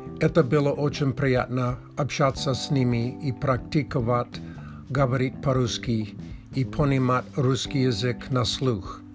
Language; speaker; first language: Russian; non-native, learner; English